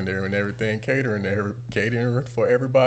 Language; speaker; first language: English; native; English